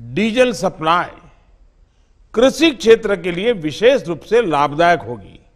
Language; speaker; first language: Hindi; non-native, local second language; Gujarati